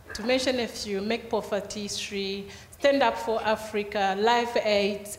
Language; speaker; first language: English; non-native, local second language; Shona